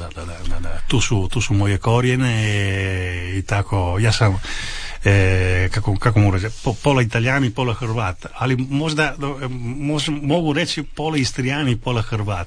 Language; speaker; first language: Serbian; early bilingual, heritage; Italian